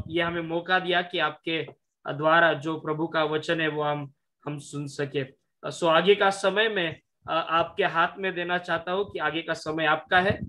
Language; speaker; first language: Hindi; non-native, local second language; Marathi